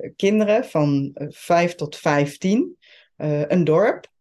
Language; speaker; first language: Dutch; non-native, fluent; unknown